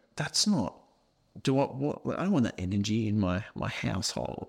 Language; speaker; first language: English; native; English